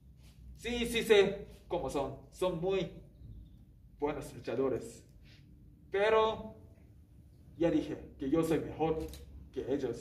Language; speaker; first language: Spanish; non-native, learner; Japanese